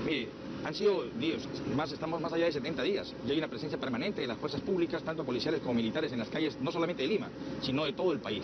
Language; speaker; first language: Spanish; native; Spanish